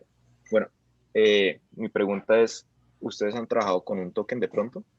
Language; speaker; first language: Spanish; native; Spanish